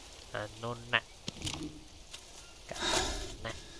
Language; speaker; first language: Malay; non-native, local second language; Chinese